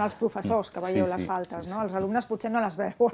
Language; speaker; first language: Catalan; native; Catalan